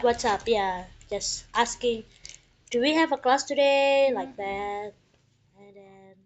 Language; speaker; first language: English; non-native, fluent; Indonesian